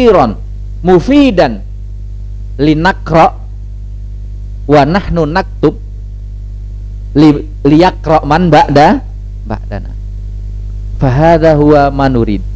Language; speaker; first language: Arabic; non-native, fluent; Indonesian